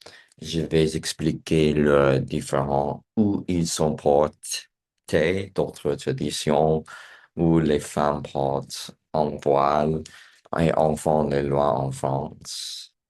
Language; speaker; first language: French; non-native, learner; English